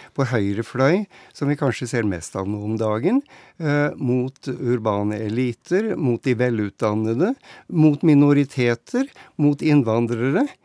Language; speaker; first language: Norwegian; native; Norwegian